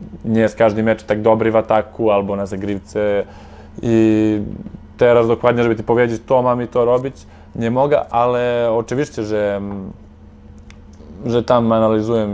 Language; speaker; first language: Polish; non-native, fluent; Serbian